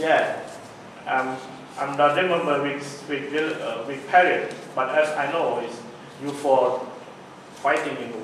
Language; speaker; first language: English; non-native, learner; Thai